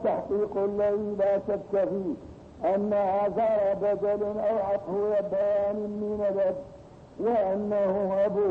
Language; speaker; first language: Arabic; native; Arabic